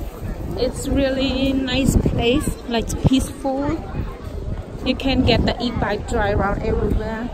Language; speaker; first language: English; non-native, fluent; Khmer